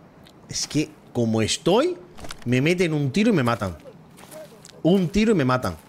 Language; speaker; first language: Spanish; native; Spanish